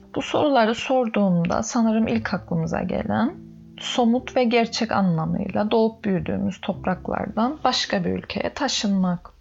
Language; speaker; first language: Turkish; native; Turkish